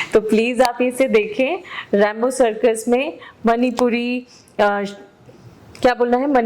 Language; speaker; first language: Hindi; native; Hindi